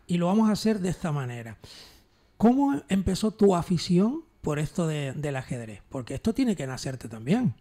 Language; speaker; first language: Spanish; native; Spanish